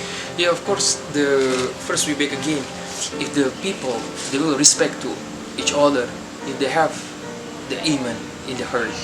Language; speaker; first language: English; non-native, learner; Arabic